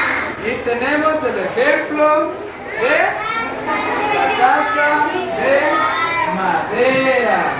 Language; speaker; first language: Spanish; non-native, local second language; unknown